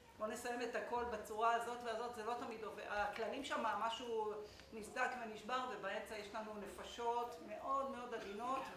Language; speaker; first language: Hebrew; native; Hebrew